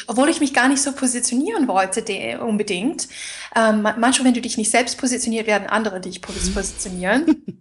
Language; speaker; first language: German; non-native, fluent; English